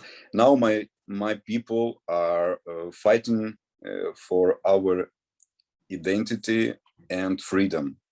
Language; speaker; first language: English; non-native, learner; Ukrainian